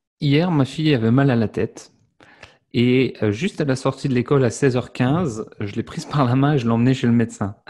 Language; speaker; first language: French; native; French